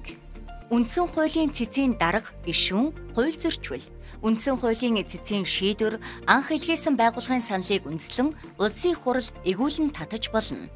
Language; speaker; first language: Mongolian; native; Mongolian